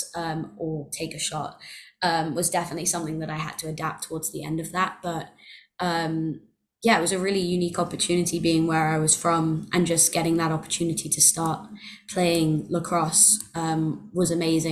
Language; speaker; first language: English; native; English